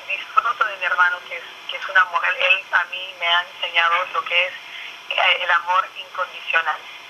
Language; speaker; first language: Spanish; early bilingual, other home language; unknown